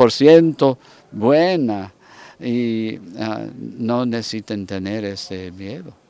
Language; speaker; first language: Spanish; non-native, fluent; English